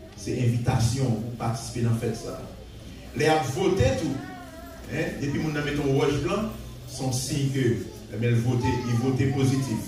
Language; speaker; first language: French; non-native, local second language; Haitian Creole